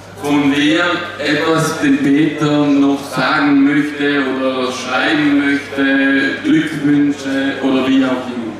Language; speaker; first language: German; non-native, fluent; Italian